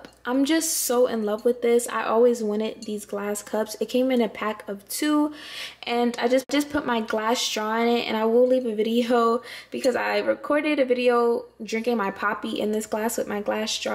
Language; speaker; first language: English; native; English